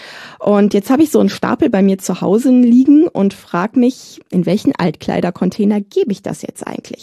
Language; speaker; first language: German; native; German